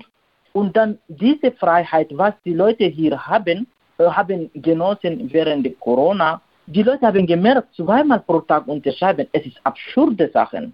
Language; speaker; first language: German; non-native, learner; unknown